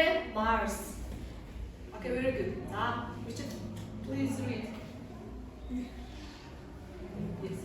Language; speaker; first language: English; non-native, fluent; Mongolian